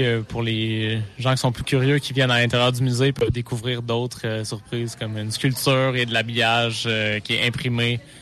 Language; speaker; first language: French; native; French